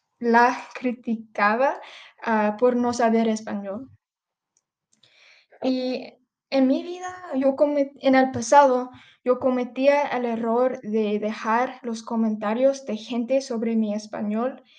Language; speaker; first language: Spanish; early bilingual, heritage; English